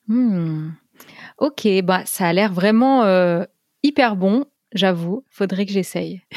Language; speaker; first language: French; native; French